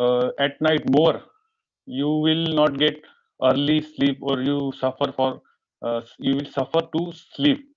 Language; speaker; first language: English; non-native, learner; Marathi